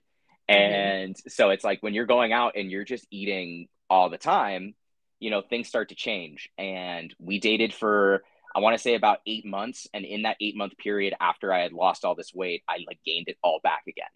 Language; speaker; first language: English; native; English